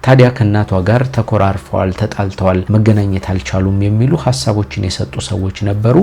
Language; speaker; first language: Amharic; native; Amharic